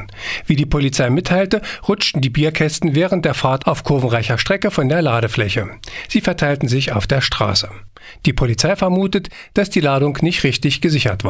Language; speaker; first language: German; native; German